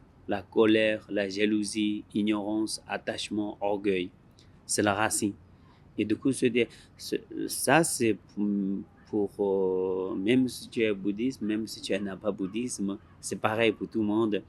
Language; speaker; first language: French; non-native, learner; Tibetan